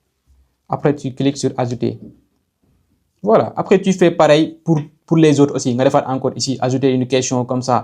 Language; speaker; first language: French; non-native, local second language; Wolof